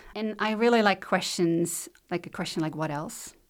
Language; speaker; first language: English; non-native, fluent; Dutch